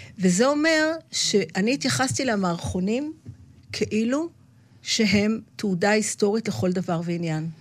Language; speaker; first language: Hebrew; native; Hebrew